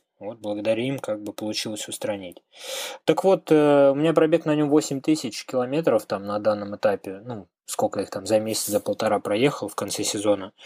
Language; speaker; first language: Russian; native; Russian